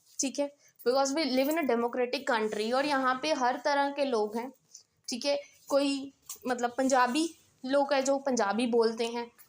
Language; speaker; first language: Hindi; non-native, local second language; Punjabi